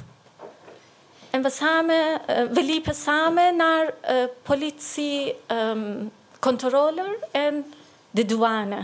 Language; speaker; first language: Dutch; non-native, learner; Persian